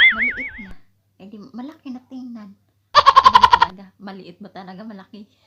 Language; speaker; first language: Filipino; non-native, local second language; Cebuano